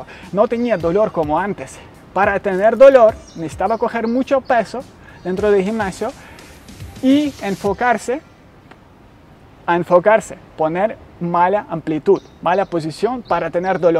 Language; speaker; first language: Spanish; non-native, learner; Ukrainian